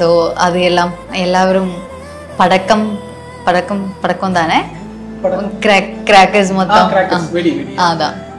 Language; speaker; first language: Tamil; non-native, learner; Malayalam